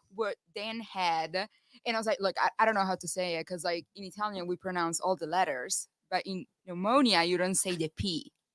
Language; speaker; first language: English; non-native, fluent; Italian